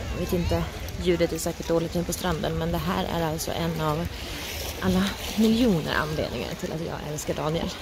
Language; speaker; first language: Swedish; native; Swedish